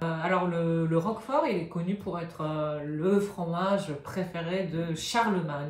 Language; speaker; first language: French; non-native, fluent; Japanese